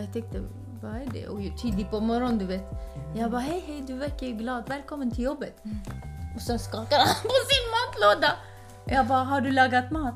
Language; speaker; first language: Swedish; early bilingual, other home language; Kurdish